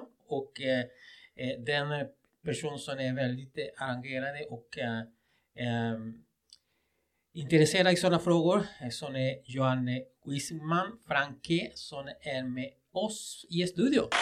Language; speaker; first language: Swedish; non-native, fluent; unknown